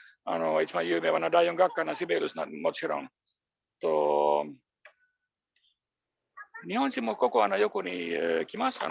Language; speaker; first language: Japanese; non-native, fluent; Finnish